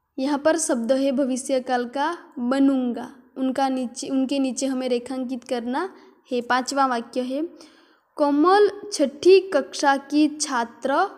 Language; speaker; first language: Hindi; non-native, local second language; Gujarati